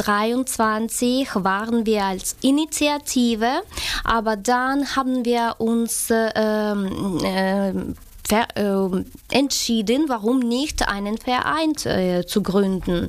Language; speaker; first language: German; non-native, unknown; Ukrainian